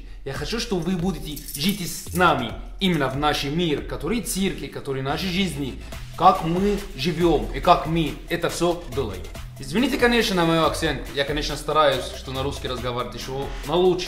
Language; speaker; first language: Russian; non-native, learner; Japanese